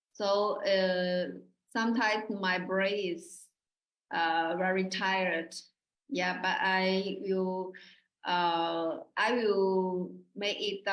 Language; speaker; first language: English; non-native, learner; Chinese